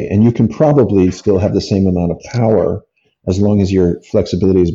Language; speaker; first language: English; native; English